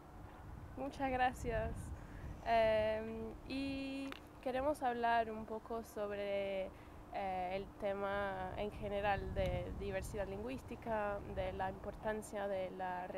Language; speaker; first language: Spanish; non-native, fluent; English